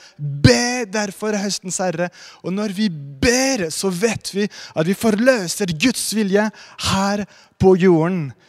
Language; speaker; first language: Norwegian; non-native, fluent; French